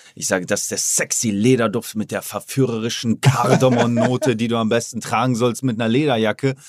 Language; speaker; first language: German; native; German